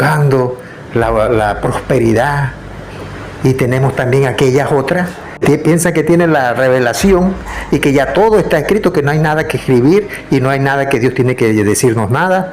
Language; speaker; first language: Spanish; native; Spanish